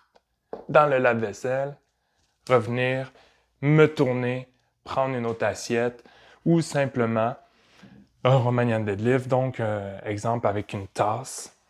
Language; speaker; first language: French; native; French